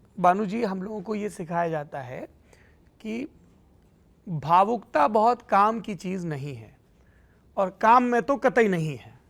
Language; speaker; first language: Hindi; native; Hindi